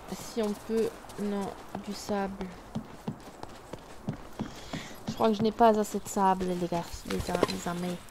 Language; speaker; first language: French; native; French